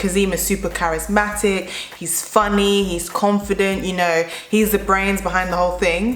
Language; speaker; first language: English; native; English